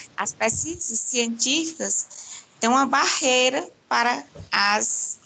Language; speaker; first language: Portuguese; native; Portuguese